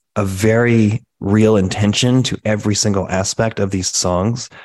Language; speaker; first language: English; native; English